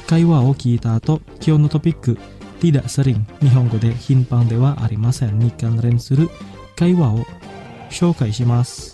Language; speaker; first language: Japanese; non-native, fluent; Indonesian